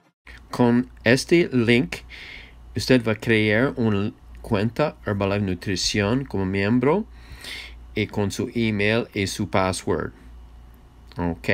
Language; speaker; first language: Spanish; non-native, learner; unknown